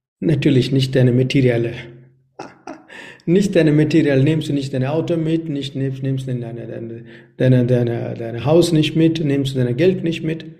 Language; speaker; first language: German; non-native, learner; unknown